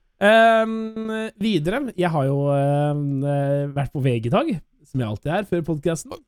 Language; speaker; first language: Norwegian; native; Norwegian